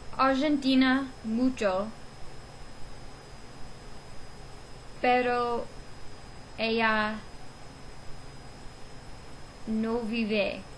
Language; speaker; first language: Spanish; non-native, learner; English